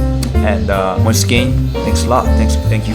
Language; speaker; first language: English; non-native, learner; Korean